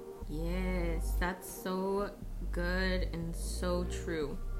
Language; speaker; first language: English; early bilingual, other home language; Spanish